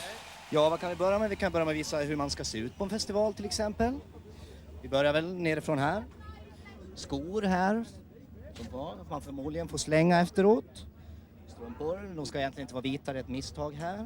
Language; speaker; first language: Swedish; native; Swedish